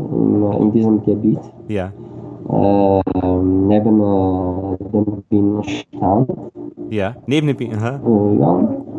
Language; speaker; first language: German; non-native, learner; Armenian